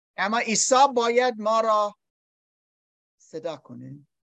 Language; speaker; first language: Persian; non-native, learner; English